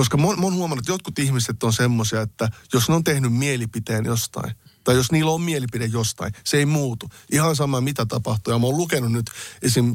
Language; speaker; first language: Finnish; early bilingual, other home language; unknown